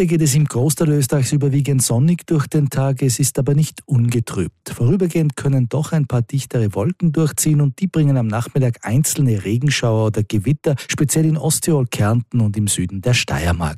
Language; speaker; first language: German; native; German